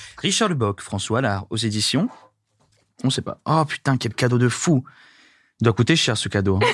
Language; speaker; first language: French; native; French